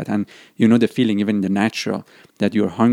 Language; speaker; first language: English; non-native, fluent; Persian